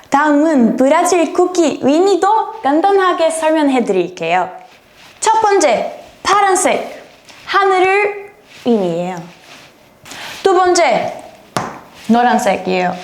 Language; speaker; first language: Korean; non-native, fluent; Portuguese